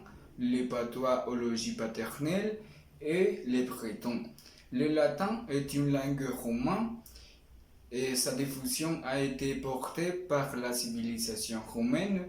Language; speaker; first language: French; non-native, learner; Spanish